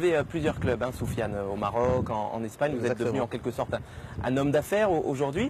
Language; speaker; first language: French; native; French